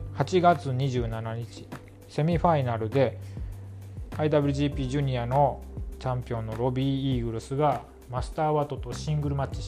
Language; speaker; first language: Japanese; native; Japanese